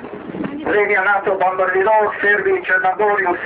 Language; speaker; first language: Russian; non-native, fluent; Serbian